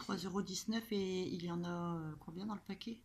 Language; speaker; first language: French; native; French